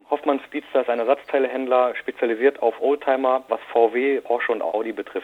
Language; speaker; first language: German; native; German